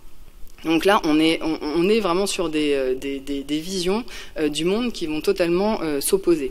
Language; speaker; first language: French; native; French